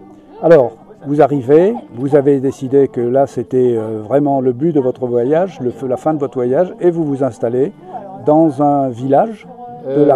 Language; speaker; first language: French; native; French